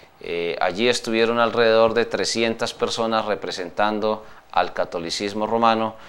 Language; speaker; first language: Spanish; native; Spanish